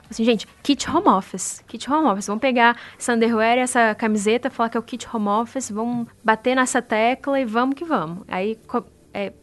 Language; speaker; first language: Portuguese; native; Portuguese